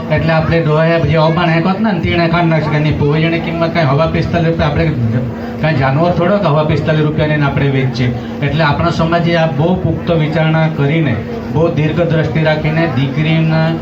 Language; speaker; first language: Gujarati; non-native, local second language; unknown